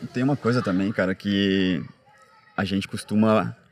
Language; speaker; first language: Portuguese; native; Portuguese